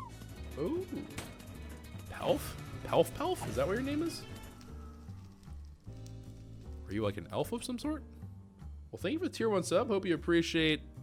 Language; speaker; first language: English; native; English